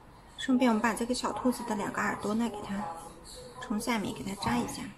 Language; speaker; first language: Chinese; native; Chinese